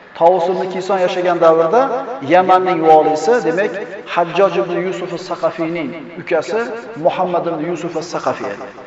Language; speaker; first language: Uzbek; native; Uzbek